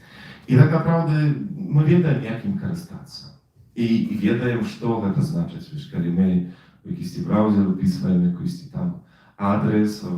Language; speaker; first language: Polish; non-native, learner; Russian